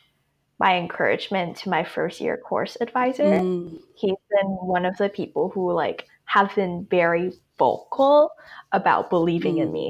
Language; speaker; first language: English; non-native, local second language; Cantonese